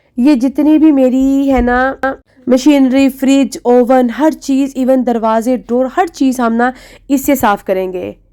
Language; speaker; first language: Urdu; native; Urdu